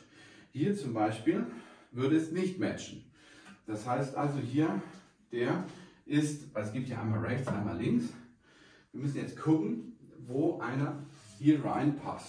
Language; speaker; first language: German; native; German